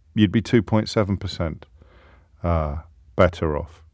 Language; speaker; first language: English; native; English